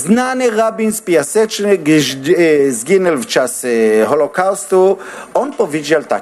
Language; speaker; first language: Polish; non-native, learner; Hebrew